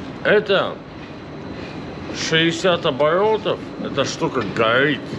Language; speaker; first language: Russian; native; Russian